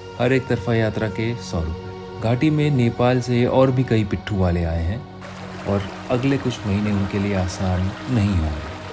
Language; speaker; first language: Hindi; native; Hindi